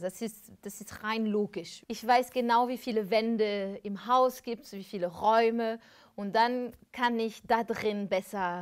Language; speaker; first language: German; non-native, fluent; French